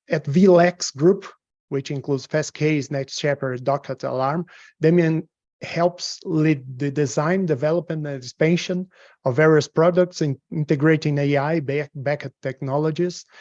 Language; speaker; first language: English; non-native, fluent; Portuguese